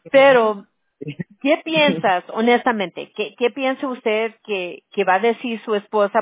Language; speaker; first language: Spanish; early bilingual, other home language; English